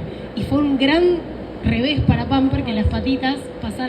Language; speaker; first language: Spanish; native; Spanish